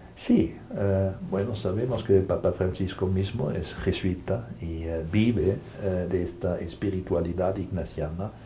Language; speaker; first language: Spanish; non-native, fluent; German